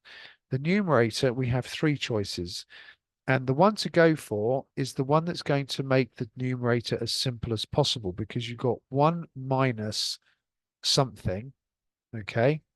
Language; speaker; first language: English; native; English